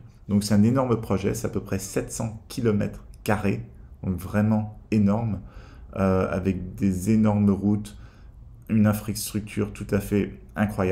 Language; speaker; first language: French; native; French